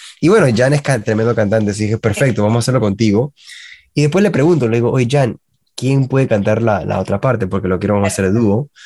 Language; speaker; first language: Spanish; early bilingual, heritage; Spanish